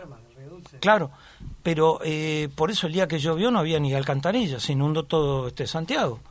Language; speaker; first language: Spanish; native; Spanish